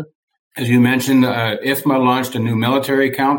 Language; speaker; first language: English; native; English